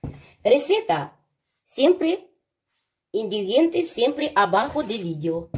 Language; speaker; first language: Spanish; non-native, learner; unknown